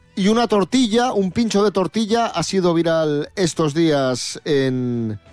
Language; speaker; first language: Spanish; native; Spanish